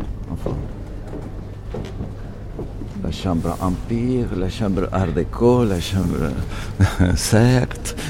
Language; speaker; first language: French; non-native, fluent; Spanish